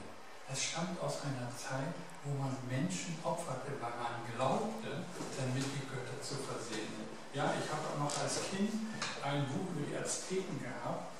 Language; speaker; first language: German; native; German